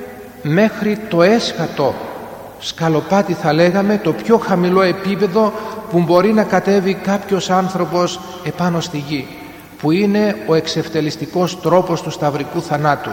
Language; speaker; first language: Greek; native; Greek